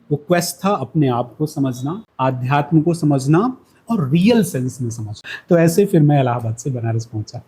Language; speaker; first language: Hindi; native; Hindi